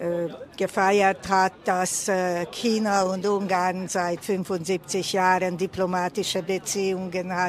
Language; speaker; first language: German; non-native, fluent; Hungarian